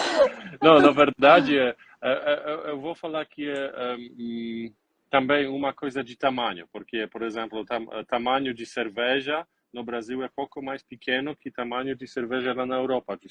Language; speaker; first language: Portuguese; non-native, learner; Polish